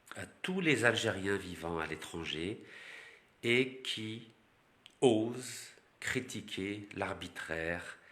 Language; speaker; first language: French; non-native, local second language; Arabic